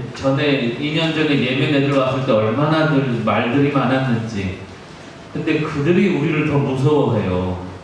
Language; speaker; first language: Korean; native; Korean